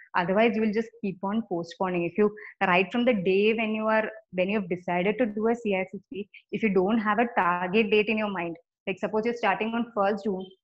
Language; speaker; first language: English; non-native, local second language; Malayalam